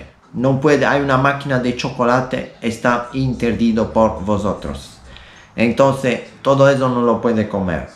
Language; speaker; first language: Spanish; non-native, learner; Italian